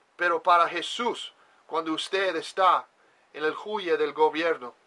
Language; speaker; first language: Spanish; non-native, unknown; English